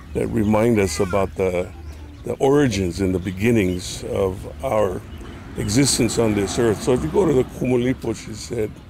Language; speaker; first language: English; native; English